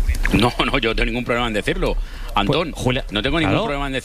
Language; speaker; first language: Spanish; native; Spanish